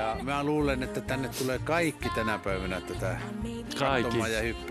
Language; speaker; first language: Finnish; native; Finnish